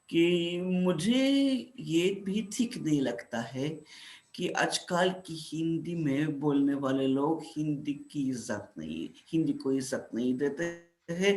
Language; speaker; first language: Hindi; non-native, fluent; Russian